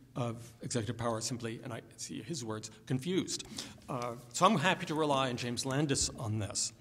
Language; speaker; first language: English; native; English